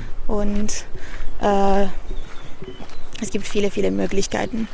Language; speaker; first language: German; non-native, fluent; Italian